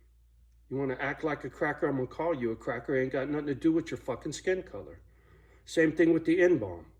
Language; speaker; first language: English; native; English